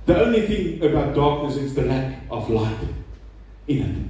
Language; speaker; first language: English; non-native, local second language; Afrikaans